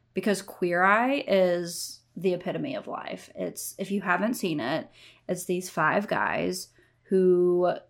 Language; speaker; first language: English; native; English